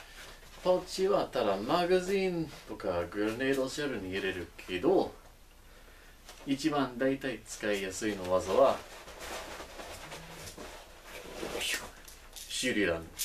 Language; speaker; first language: Japanese; non-native, learner; English